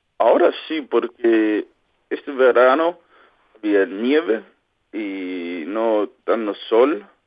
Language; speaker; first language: Spanish; non-native, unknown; Kalaallisut